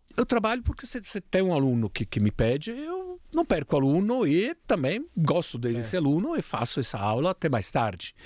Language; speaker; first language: Portuguese; non-native, fluent; Italian